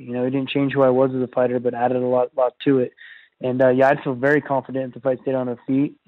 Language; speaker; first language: English; native; English